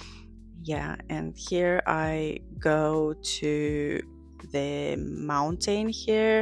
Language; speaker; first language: English; non-native, fluent; Georgian